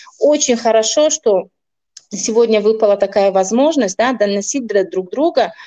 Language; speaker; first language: Russian; non-native, local second language; Tajik